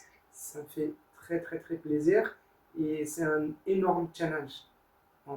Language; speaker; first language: French; non-native, learner; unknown